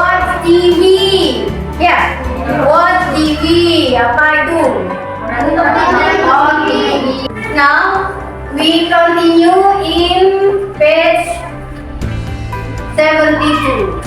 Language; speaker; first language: English; non-native, learner; Indonesian